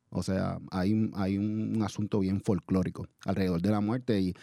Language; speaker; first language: Spanish; native; Spanish